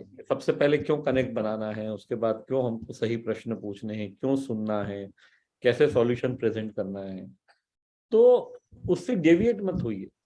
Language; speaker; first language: Hindi; native; Hindi